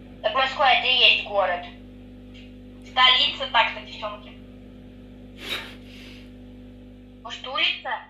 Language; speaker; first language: Russian; native; Russian